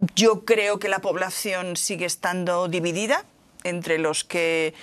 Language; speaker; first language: Spanish; native; Spanish